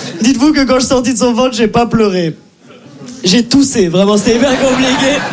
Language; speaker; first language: French; native; French